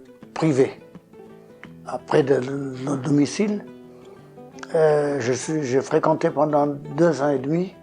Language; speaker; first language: French; non-native, fluent; Portuguese